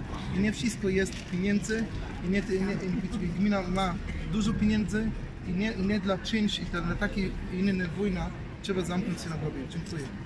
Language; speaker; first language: Polish; non-native, learner; Hebrew